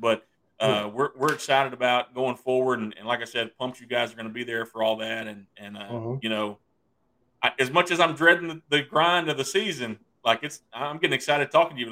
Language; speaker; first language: English; native; English